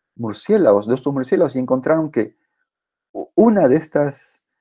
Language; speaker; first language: Spanish; native; Spanish